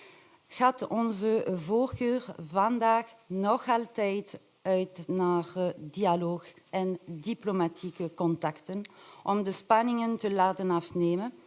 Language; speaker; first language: Dutch; non-native, local second language; French